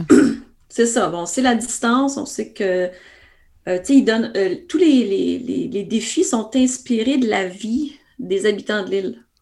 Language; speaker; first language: French; native; French